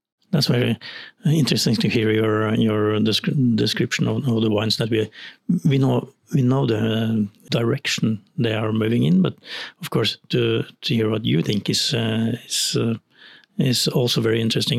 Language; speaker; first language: English; non-native, fluent; Norwegian